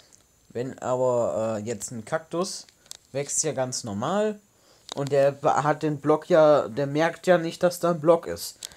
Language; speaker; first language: German; native; German